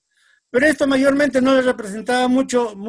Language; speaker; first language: Spanish; native; Spanish